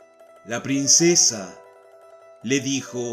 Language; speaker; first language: Spanish; native; Spanish